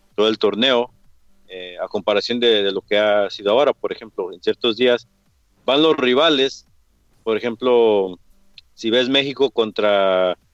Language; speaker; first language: Spanish; early bilingual, heritage; Spanish